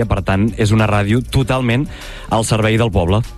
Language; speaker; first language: Catalan; native; Catalan